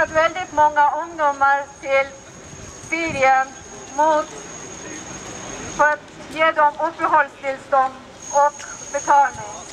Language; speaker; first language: Swedish; non-native, fluent; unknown